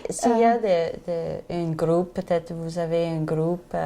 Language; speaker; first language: French; non-native, learner; English